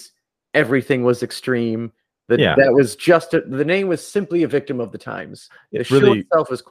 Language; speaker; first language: English; native; English